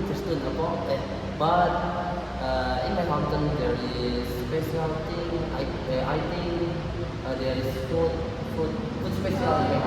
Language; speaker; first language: English; non-native, learner; Indonesian